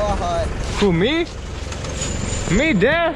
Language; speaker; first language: English; non-native, learner; Russian